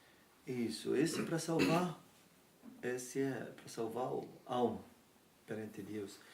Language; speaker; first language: Portuguese; non-native, learner; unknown